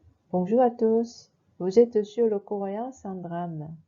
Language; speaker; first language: French; non-native, fluent; Korean